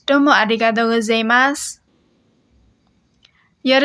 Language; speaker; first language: Japanese; non-native, learner; Indonesian